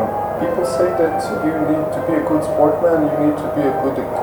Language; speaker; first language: English; non-native, fluent; Serbian